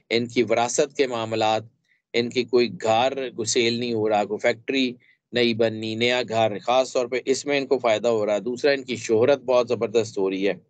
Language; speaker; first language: Urdu; native; Urdu